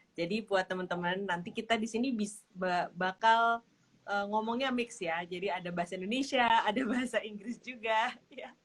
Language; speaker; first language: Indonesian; native; Indonesian